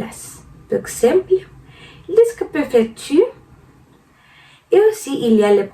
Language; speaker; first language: French; non-native, learner; Spanish